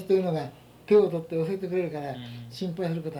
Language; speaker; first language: Japanese; native; Japanese